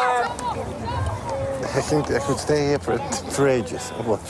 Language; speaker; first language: English; non-native, fluent; German